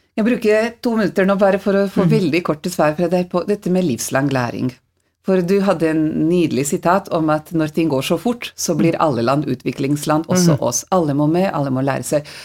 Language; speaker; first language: Norwegian; non-native, fluent; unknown